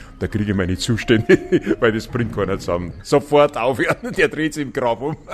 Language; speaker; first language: German; native; German